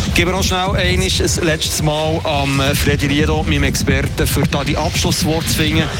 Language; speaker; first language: German; native; German